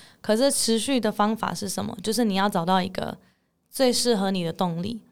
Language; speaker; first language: Chinese; early bilingual, heritage; English